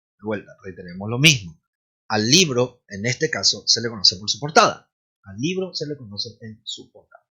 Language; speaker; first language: Spanish; native; Spanish